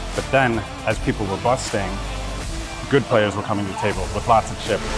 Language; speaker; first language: English; native; English